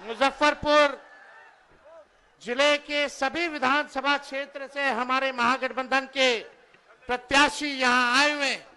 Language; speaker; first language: Hindi; native; Hindi